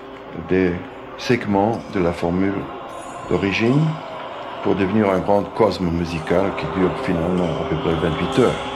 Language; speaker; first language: French; non-native, fluent; German